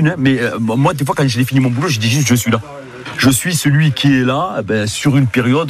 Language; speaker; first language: French; native; French